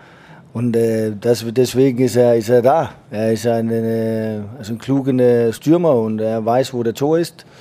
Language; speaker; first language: German; non-native, learner; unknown